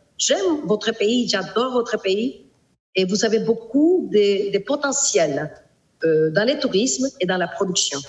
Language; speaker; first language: French; non-native, fluent; Spanish